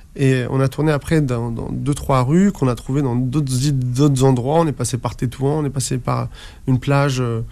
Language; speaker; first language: French; early bilingual, other home language; Arabic